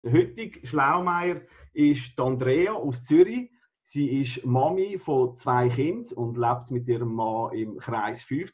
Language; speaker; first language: German; native; German